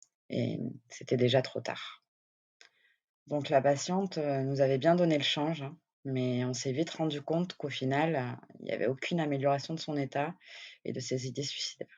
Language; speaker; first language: French; native; French